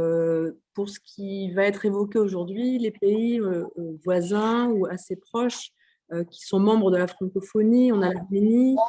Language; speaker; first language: French; native; French